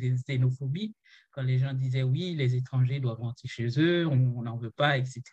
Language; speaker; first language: French; non-native, local second language; Haitian Creole